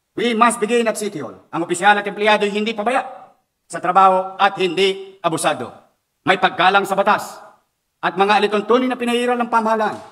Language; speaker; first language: Filipino; native; Filipino